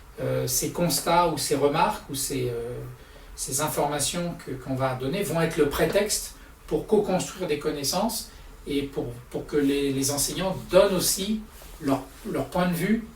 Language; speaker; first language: French; native; French